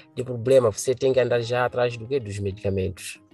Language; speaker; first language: Portuguese; non-native, local second language; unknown